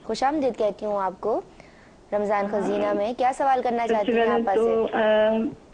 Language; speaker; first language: Urdu; native; Urdu